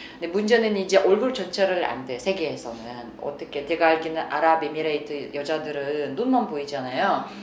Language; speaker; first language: Korean; non-native, fluent; Uzbek